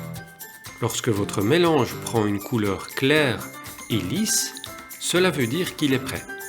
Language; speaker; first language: French; native; French